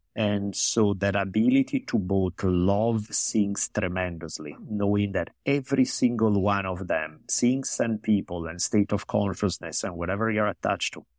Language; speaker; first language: English; non-native, fluent; Italian